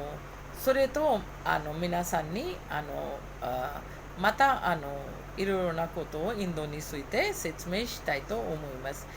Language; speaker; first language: Japanese; non-native, fluent; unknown